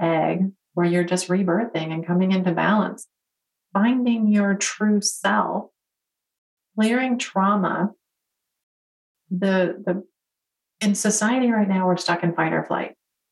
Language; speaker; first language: English; native; English